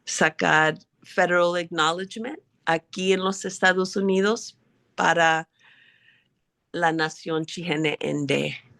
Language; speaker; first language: Spanish; early bilingual, heritage; English